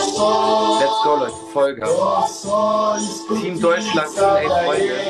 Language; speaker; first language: German; early bilingual, other home language; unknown